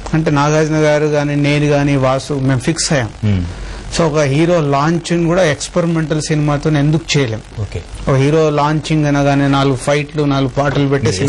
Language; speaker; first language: Telugu; native; Telugu